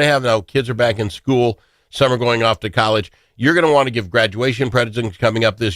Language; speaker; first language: English; native; English